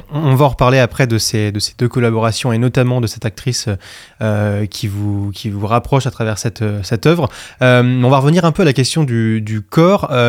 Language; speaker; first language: French; native; French